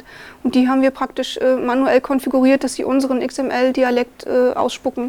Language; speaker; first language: German; native; German